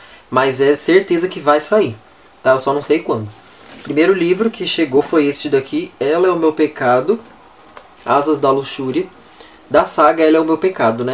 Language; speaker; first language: Portuguese; native; Portuguese